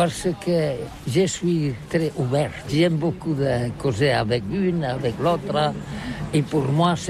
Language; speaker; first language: French; non-native, learner; Catalan